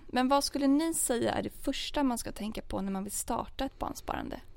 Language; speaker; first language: Swedish; native; Swedish